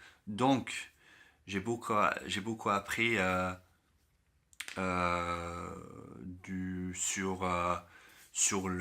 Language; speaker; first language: French; non-native, learner; English